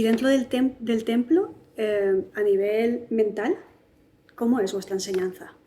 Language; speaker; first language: Spanish; native; Spanish